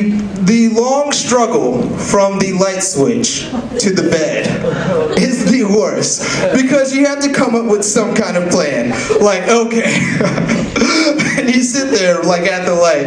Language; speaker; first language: English; native; English